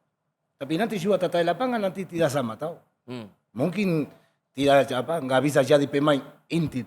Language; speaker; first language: Indonesian; non-native, fluent; Spanish